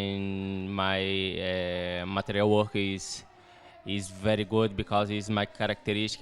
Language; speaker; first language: English; non-native, learner; Portuguese